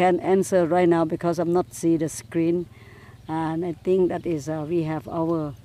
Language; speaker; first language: English; non-native, learner; Thai